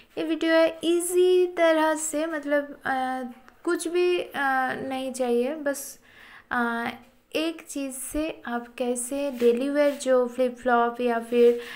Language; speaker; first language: Hindi; non-native, local second language; Bangla